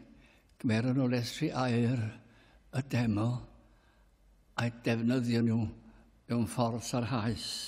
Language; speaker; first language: Welsh; native; Welsh